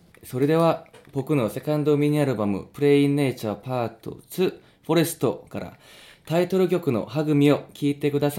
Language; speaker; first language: Japanese; non-native, fluent; Korean